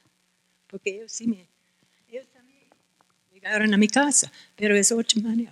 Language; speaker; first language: Spanish; non-native, fluent; English